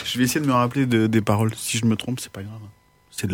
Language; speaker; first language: French; native; French